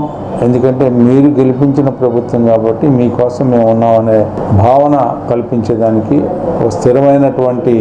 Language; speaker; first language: Telugu; native; Telugu